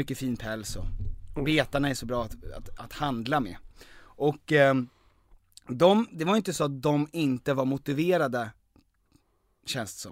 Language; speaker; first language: Swedish; native; Swedish